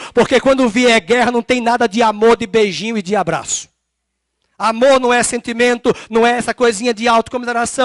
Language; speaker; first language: Portuguese; native; Portuguese